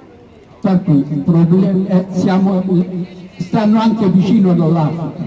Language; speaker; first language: Italian; non-native, learner; Oromo